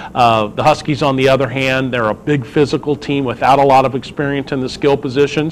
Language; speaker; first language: English; native; English